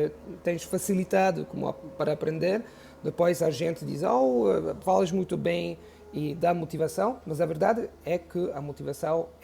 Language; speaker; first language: Portuguese; non-native, fluent; Italian